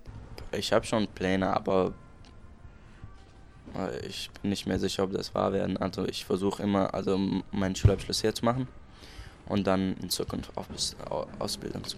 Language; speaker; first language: German; non-native, learner; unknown